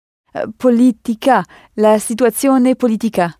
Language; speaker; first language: Italian; non-native, learner; French